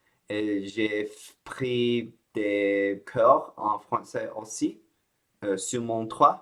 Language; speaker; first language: French; non-native, learner; English